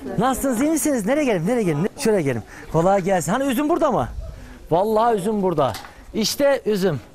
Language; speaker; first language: Turkish; native; Turkish